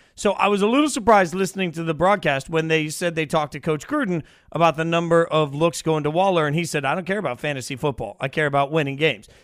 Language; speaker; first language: English; native; English